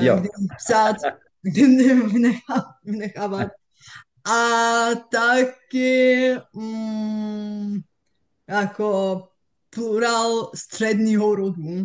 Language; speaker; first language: Czech; non-native, fluent; Bulgarian